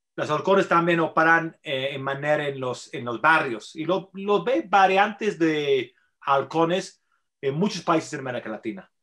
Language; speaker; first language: Spanish; non-native, fluent; English